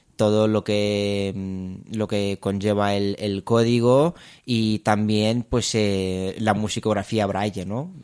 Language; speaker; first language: Spanish; non-native, fluent; Romanian